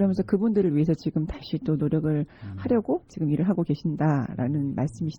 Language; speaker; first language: Korean; native; Korean